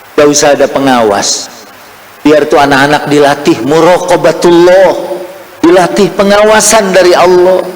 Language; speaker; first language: Indonesian; native; Indonesian